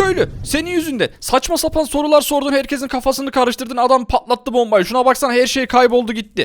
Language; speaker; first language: Turkish; native; Turkish